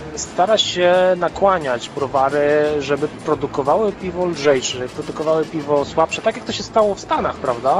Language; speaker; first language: Polish; native; Polish